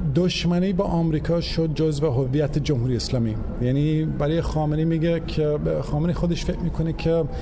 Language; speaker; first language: Persian; early bilingual, heritage; English